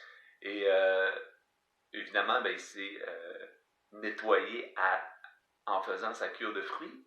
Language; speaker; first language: French; native; French